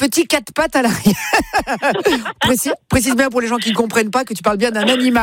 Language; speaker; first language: French; native; French